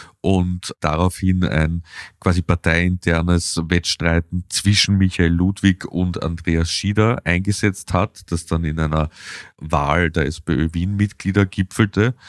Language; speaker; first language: German; native; German